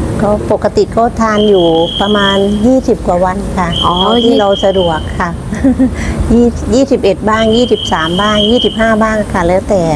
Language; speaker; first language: Thai; native; Thai